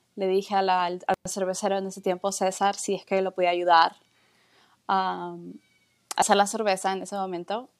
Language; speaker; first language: Spanish; native; Spanish